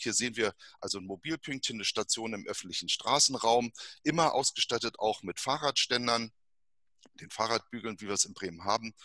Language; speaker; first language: German; native; German